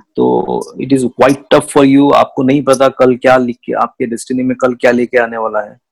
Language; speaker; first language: Hindi; non-native, local second language; Marathi